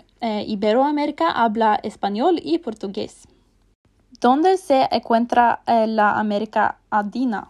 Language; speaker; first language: Spanish; non-native, fluent; Norwegian